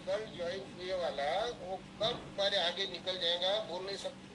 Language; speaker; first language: Hindi; non-native, local second language; Marathi